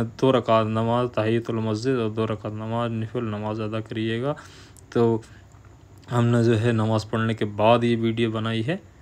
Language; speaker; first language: Hindi; native; Hindi